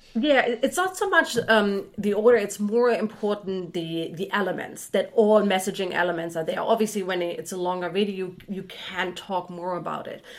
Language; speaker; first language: English; non-native, fluent; German